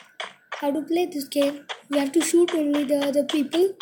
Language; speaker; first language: English; non-native, learner; Hindi